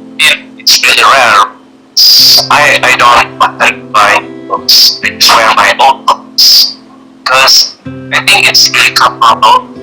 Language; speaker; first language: English; non-native, learner; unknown